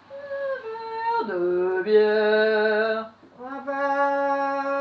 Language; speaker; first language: French; non-native, learner; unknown